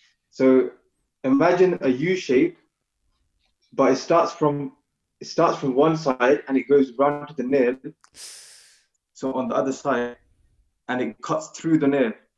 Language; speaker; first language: English; early bilingual, other home language; Punjabi